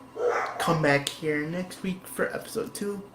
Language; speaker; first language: English; native; English